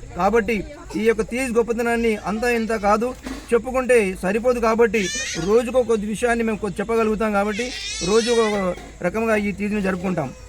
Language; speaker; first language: Telugu; non-native, local second language; Lambadi